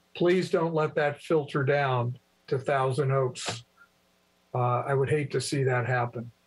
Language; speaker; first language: English; native; English